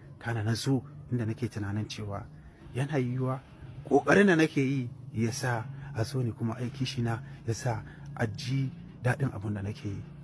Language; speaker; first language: Hausa; native; Hausa